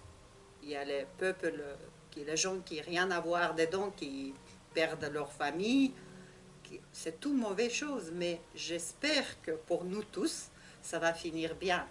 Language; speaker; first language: French; non-native, learner; Russian